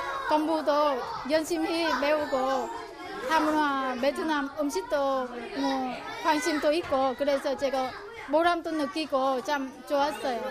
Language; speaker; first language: Korean; non-native, fluent; Vietnamese